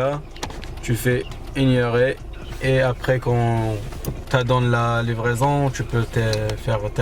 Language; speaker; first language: French; non-native, learner; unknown